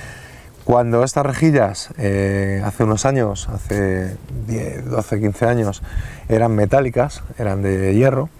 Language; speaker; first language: Spanish; native; Spanish